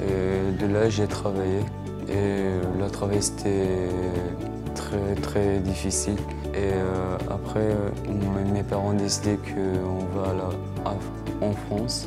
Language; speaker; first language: French; non-native, learner; Arabic